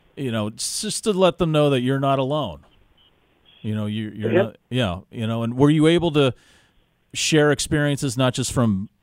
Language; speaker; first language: English; native; English